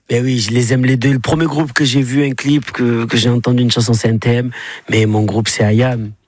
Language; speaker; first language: French; native; French